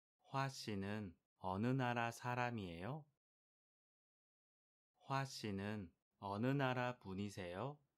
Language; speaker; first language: Korean; non-native, fluent; Vietnamese